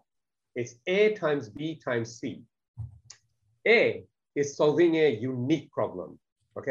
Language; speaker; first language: English; non-native, local second language; Bangla